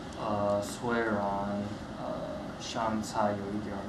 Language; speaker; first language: Chinese; non-native, learner; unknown